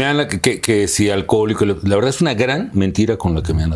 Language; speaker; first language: Spanish; native; Spanish